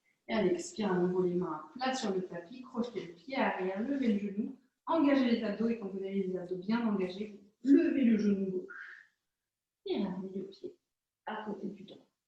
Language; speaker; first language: French; native; French